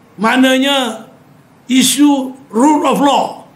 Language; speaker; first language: Malay; native; Malay